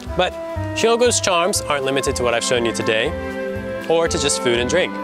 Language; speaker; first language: English; native; English